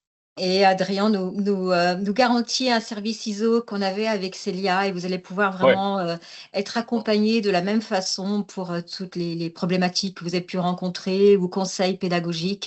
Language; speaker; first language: French; native; French